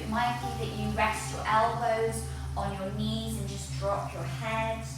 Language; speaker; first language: English; native; English